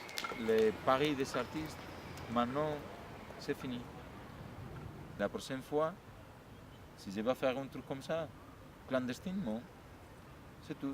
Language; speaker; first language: French; non-native, learner; Spanish